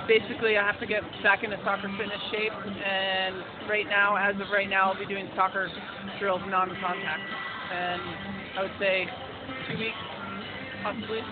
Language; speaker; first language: English; native; English